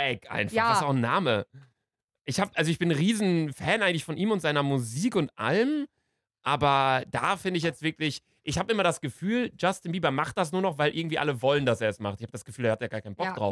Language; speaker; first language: German; native; German